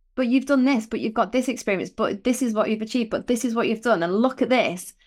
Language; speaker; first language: English; native; English